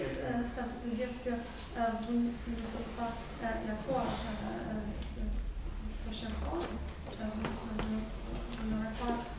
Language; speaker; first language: French; non-native, fluent; Russian